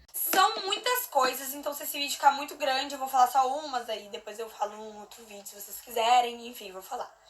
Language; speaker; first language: Portuguese; native; Portuguese